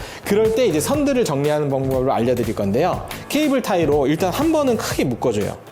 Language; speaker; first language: Korean; native; Korean